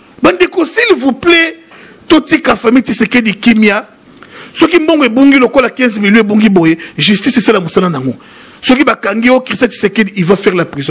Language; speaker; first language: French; non-native, local second language; Lingala